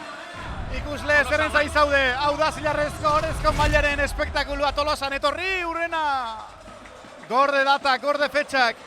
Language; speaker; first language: Basque; native; Basque